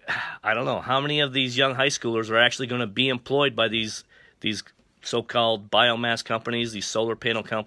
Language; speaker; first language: English; native; English